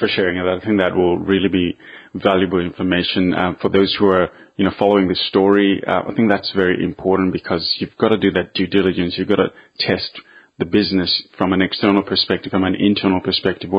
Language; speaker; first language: English; non-native, local second language; Bemba